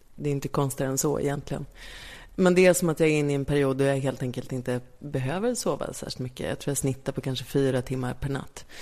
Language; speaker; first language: Swedish; native; Swedish